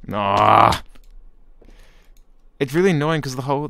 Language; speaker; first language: English; native; English